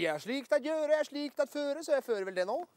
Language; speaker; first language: Norwegian; native; Norwegian